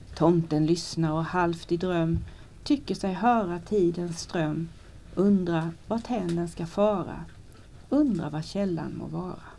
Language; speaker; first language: Swedish; native; Swedish